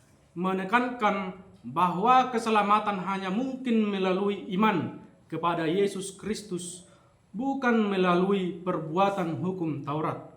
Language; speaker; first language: Indonesian; native; Indonesian